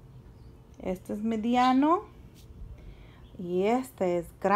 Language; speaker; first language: Spanish; early bilingual, heritage; Spanish